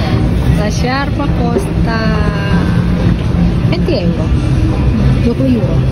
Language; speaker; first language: Italian; non-native, learner; Indonesian